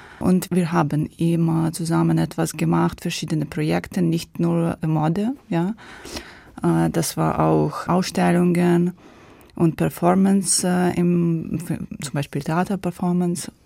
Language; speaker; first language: German; non-native, learner; Ukrainian